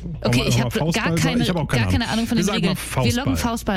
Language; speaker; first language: German; native; German